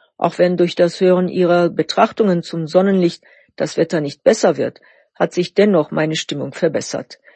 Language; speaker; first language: German; non-native, fluent; Turkish